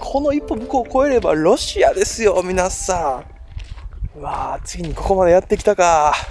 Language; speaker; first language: Japanese; native; Japanese